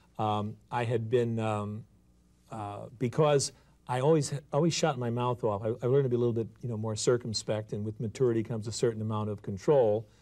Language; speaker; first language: English; native; English